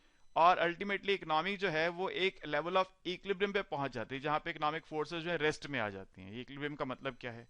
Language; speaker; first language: Hindi; native; Hindi